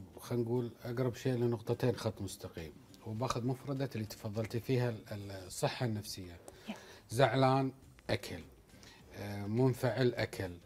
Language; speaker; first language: Arabic; native; Arabic